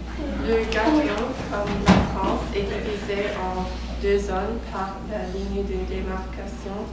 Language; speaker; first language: French; non-native, learner; English